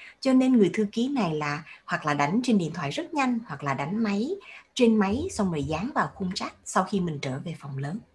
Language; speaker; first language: Vietnamese; early bilingual, heritage; Vietnamese